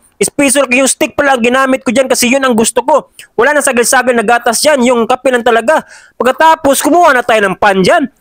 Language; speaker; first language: Filipino; non-native, local second language; Cebuano